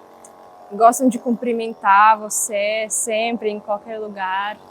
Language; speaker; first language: Portuguese; non-native, fluent; Russian